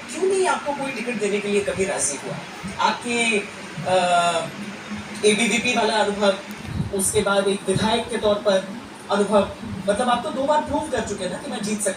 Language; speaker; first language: Hindi; native; Hindi